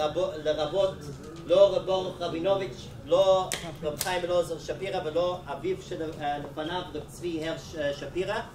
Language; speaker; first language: Hebrew; non-native, fluent; English